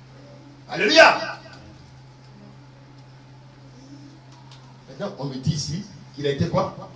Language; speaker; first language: French; native; French